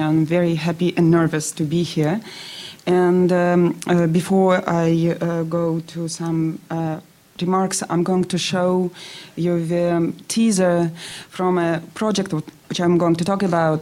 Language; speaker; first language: English; non-native, fluent; Russian